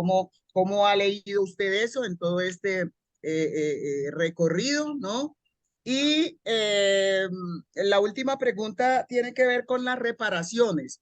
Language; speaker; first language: Spanish; native; Spanish